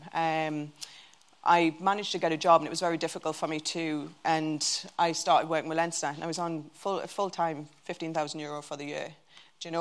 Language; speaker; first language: English; native; English